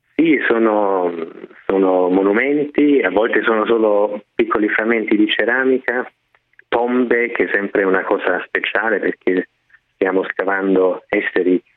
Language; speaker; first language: Italian; non-native, fluent; German